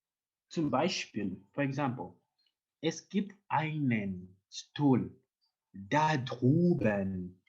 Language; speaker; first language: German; non-native, fluent; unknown